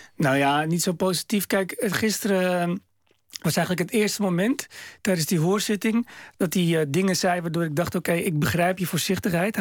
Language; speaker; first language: Dutch; early bilingual, other home language; Arabic